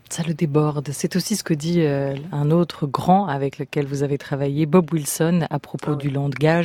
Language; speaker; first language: French; native; French